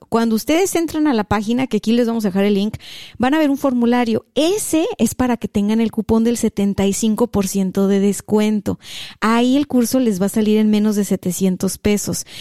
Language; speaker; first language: Spanish; native; Spanish